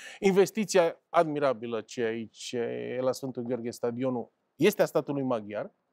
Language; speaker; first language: Romanian; native; Romanian